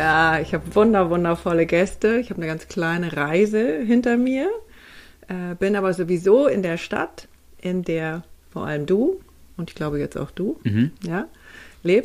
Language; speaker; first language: German; native; German